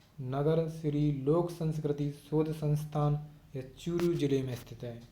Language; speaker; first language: Hindi; native; Hindi